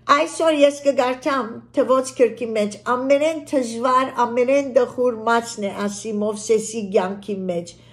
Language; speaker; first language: Armenian; early bilingual, heritage; Armenian